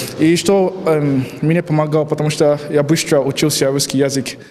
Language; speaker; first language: Russian; non-native, learner; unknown